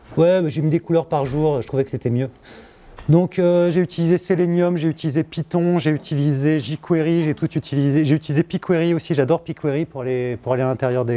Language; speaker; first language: French; native; French